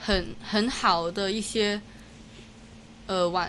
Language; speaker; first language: Chinese; non-native, local second language; Cantonese